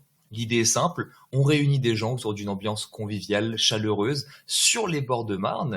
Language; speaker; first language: French; native; French